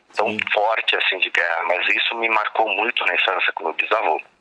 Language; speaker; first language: Portuguese; native; Portuguese